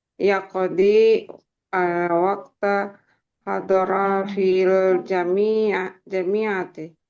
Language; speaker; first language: Arabic; non-native, learner; Indonesian